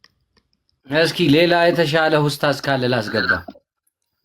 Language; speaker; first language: Amharic; native; Amharic